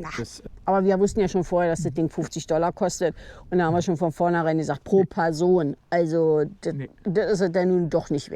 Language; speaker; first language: German; native; German